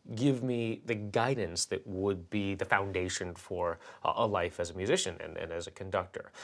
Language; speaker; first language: English; native; English